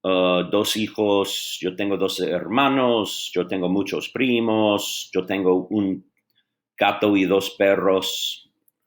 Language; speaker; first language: Spanish; non-native, fluent; English